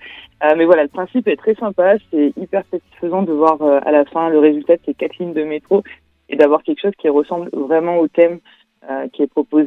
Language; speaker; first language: French; native; French